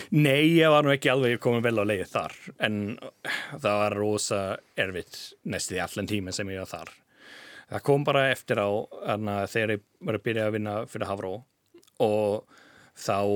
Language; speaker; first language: Icelandic; non-native, fluent; German